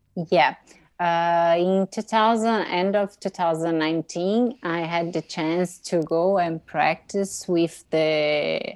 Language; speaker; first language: English; non-native, fluent; Portuguese